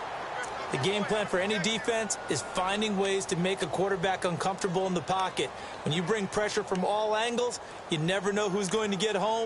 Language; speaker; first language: English; native; English